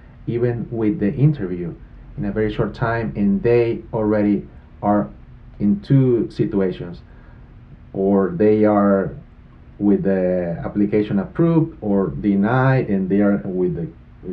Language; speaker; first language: English; non-native, fluent; Spanish